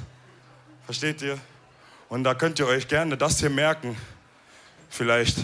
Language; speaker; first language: German; early bilingual, other home language; Wolof